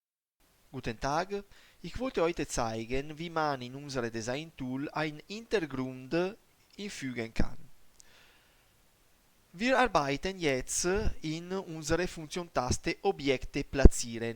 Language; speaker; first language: German; non-native, learner; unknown